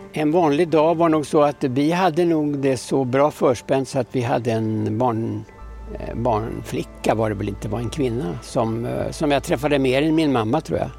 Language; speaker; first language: Swedish; early bilingual, other home language; German